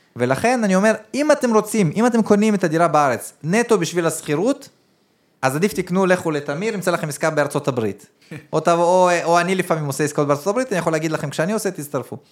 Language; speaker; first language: Hebrew; early bilingual, other home language; Russian